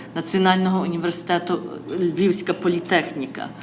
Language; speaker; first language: Ukrainian; early bilingual, other home language; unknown